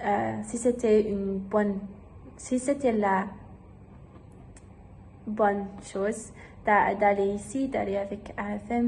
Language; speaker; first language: French; non-native, learner; German